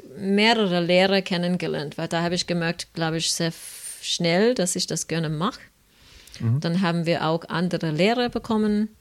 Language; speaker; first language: German; non-native, fluent; English